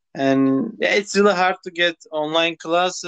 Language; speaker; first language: English; non-native, local second language; Turkish